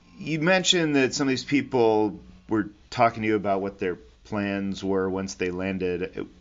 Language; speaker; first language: English; native; English